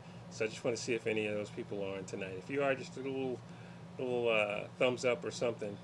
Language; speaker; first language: English; native; English